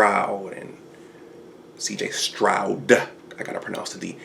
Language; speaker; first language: English; native; English